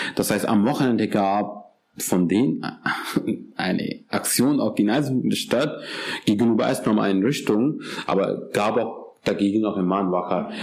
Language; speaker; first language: German; non-native, fluent; Urdu